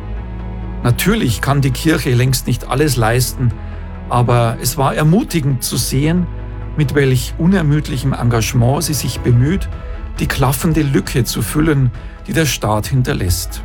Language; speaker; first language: German; native; German